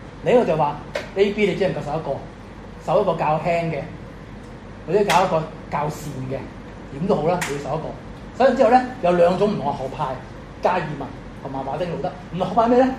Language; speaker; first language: Cantonese; native; Cantonese